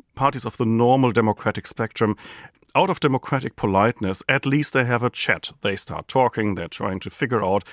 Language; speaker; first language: English; non-native, fluent; German